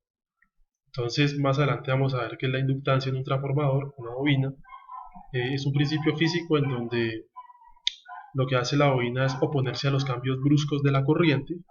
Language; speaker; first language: Spanish; native; Spanish